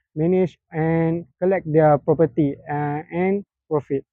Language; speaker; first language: English; non-native, local second language; Malay